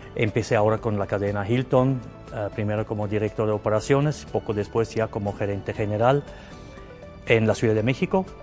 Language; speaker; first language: Spanish; non-native, fluent; Swiss German